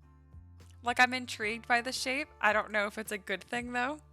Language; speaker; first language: English; native; English